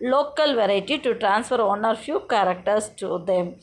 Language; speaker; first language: English; non-native, local second language; Tamil